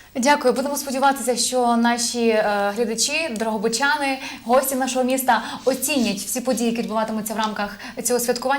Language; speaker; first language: Ukrainian; native; Ukrainian